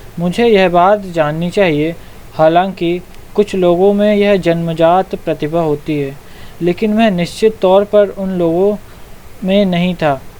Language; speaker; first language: Hindi; native; Hindi